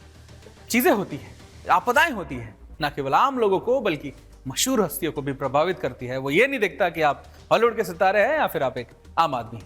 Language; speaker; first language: Hindi; native; Hindi